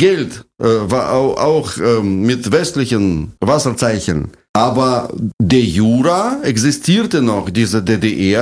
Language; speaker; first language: German; non-native, fluent; Russian